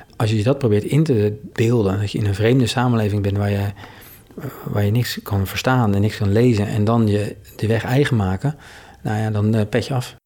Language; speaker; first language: Dutch; native; Dutch